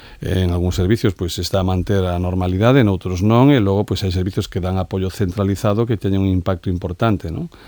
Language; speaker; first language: Galician; native; Galician